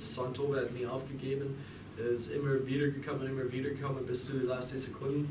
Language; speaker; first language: German; non-native, fluent; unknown